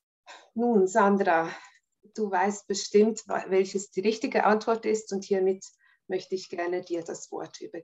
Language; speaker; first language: German; native; German